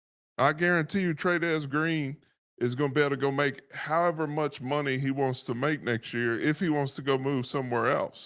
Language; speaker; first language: English; native; English